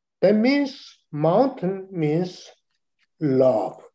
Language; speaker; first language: English; non-native, learner; Chinese